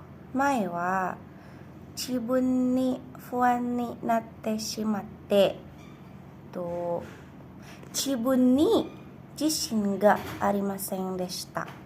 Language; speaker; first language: Japanese; non-native, learner; Indonesian